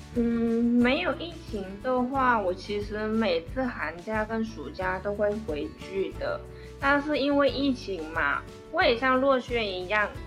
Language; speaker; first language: Chinese; non-native, fluent; Vietnamese